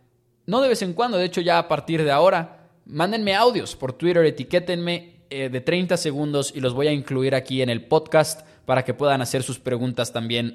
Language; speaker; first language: Spanish; native; Spanish